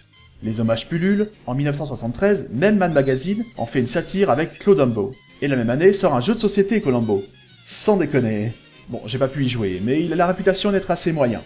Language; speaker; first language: French; native; French